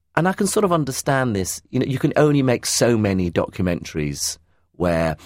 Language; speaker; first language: English; early bilingual, other home language; Arabic